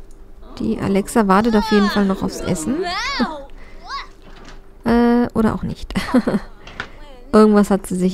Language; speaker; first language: German; native; German